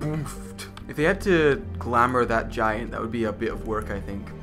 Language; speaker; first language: English; native; English